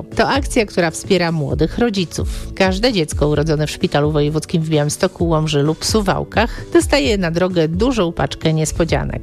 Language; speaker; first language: Polish; native; Polish